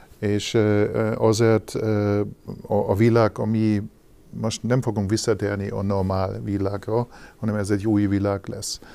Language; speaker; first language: Hungarian; non-native, learner; German